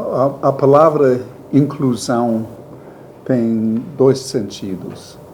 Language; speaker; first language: Portuguese; non-native, learner; English